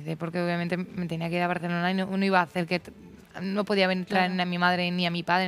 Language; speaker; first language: Spanish; native; Spanish